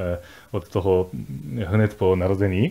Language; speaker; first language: Czech; non-native, fluent; Japanese